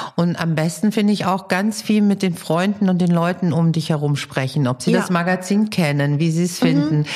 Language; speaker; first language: German; early bilingual, other home language; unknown